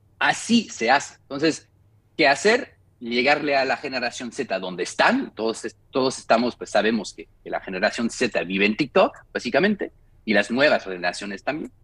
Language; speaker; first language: Spanish; non-native, fluent; French